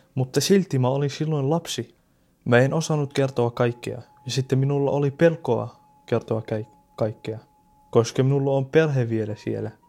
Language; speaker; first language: Finnish; non-native, fluent; Arabic